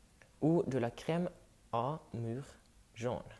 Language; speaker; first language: French; non-native, learner; Norwegian